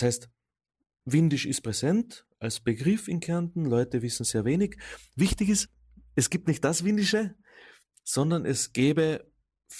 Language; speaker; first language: German; non-native, local second language; Slovenian